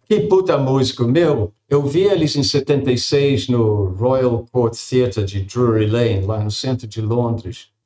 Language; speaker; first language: Portuguese; non-native, fluent; English